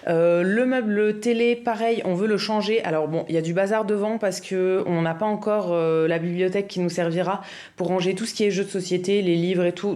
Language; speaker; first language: French; native; French